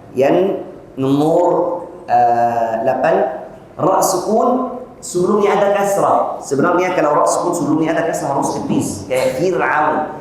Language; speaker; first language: Malay; non-native, fluent; Arabic